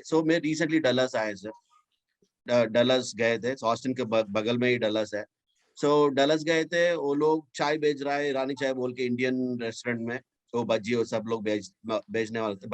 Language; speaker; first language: Hindi; non-native, local second language; Telugu